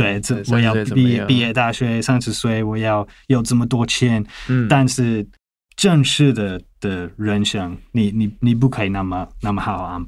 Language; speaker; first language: Chinese; non-native, fluent; English